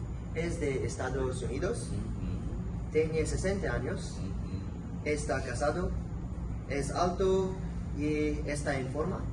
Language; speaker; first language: Spanish; non-native, learner; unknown